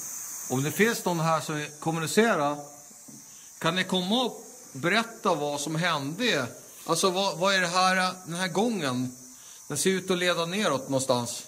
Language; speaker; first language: Swedish; native; Swedish